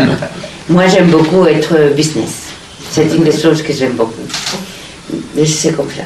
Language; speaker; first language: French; non-native, fluent; Spanish